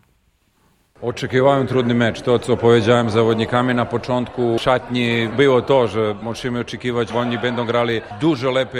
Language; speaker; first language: Polish; non-native, learner; Serbian